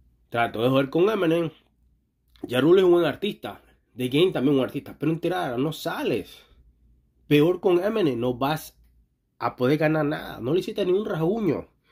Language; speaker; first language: Spanish; native; Spanish